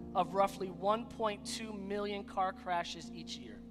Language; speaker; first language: English; native; English